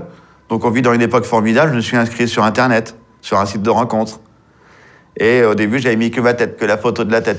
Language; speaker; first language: French; native; French